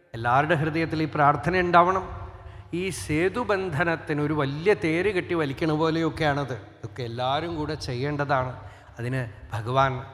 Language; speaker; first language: Malayalam; non-native, local second language; Tamil